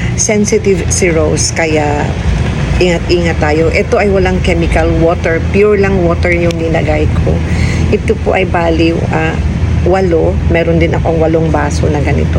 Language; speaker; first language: Filipino; non-native, local second language; Cebuano